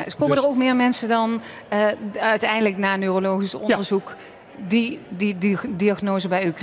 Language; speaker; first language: Dutch; native; Dutch